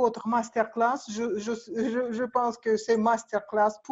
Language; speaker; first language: French; non-native, learner; Russian